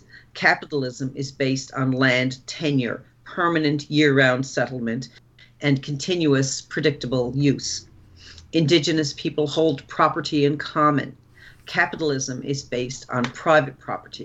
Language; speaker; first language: English; native; English